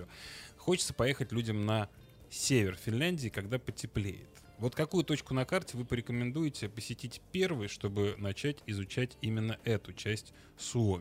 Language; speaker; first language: Russian; native; Russian